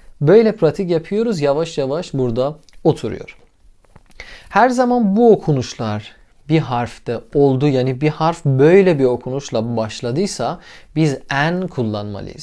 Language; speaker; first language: Turkish; non-native, fluent; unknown